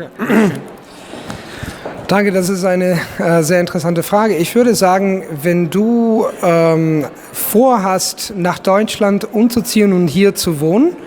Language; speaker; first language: German; non-native, fluent; Italian